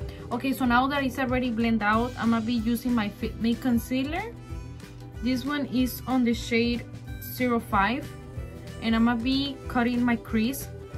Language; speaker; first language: English; early bilingual, other home language; Spanish